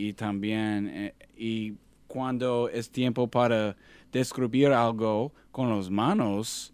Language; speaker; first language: Spanish; non-native, learner; English